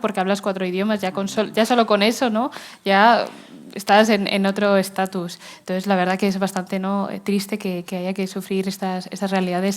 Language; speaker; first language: Spanish; native; Spanish